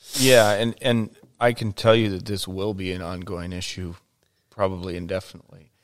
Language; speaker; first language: English; native; English